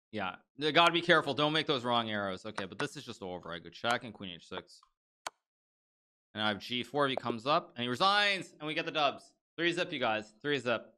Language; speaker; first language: English; native; English